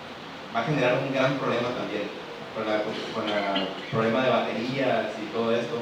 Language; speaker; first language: Spanish; native; Spanish